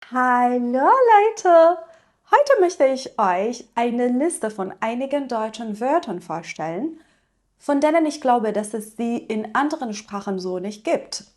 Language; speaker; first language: German; non-native, fluent; Persian